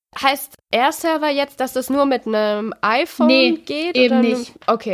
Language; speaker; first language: German; native; German